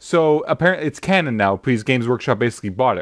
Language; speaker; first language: English; native; English